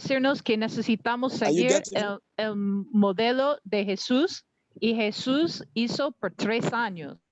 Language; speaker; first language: Spanish; non-native, learner; English